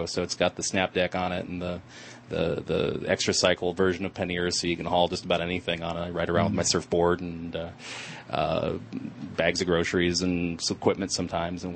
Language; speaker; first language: English; native; English